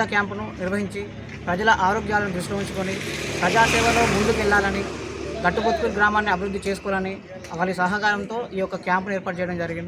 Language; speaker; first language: Telugu; native; Telugu